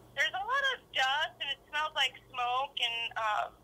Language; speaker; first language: English; native; English